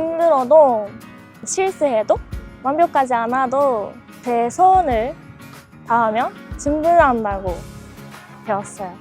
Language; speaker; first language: Korean; non-native, learner; Japanese